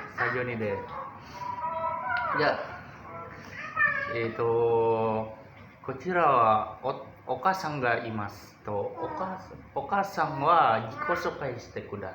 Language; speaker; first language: Japanese; non-native, learner; Indonesian